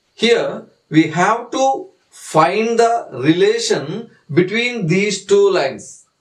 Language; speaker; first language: English; non-native, local second language; Kannada